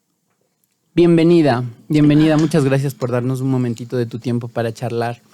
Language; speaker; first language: Spanish; native; Spanish